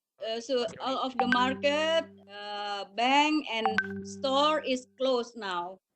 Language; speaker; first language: English; non-native, learner; Indonesian